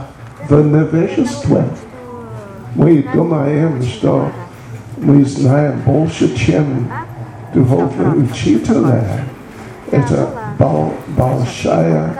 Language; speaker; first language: Russian; non-native, learner; English